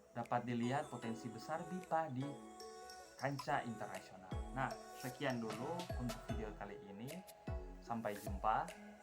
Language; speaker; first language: Indonesian; native; Indonesian